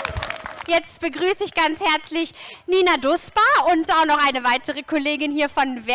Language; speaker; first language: German; native; German